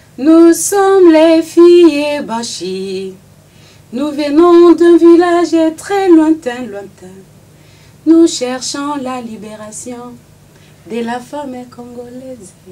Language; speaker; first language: French; non-native, local second language; Swahili